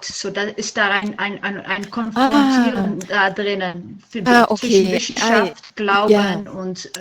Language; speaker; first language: German; non-native, learner; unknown